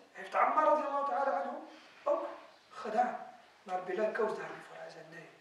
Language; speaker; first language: Dutch; non-native, fluent; Arabic